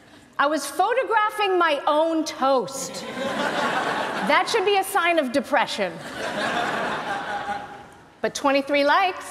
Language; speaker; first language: English; native; English